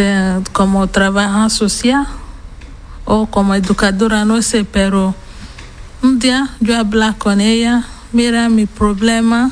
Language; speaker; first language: Spanish; non-native, learner; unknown